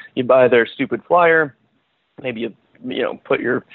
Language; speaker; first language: English; native; English